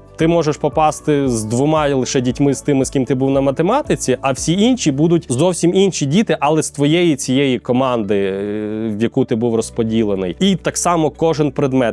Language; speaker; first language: Ukrainian; native; Ukrainian